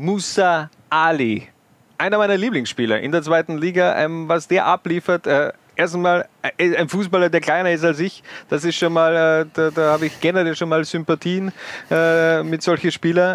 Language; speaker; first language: German; native; German